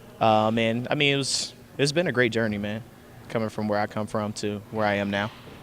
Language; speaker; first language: English; native; English